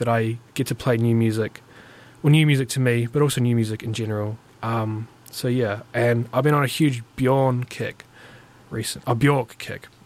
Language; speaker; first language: English; native; English